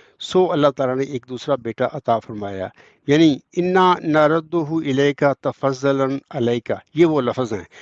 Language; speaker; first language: Urdu; non-native, local second language; Punjabi